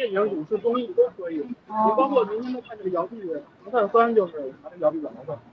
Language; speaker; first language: Chinese; native; Chinese